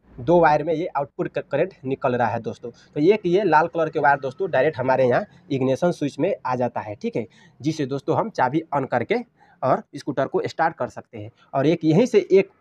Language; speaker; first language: Hindi; native; Hindi